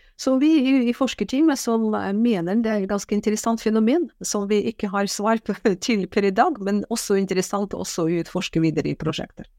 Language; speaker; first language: Norwegian; non-native, fluent; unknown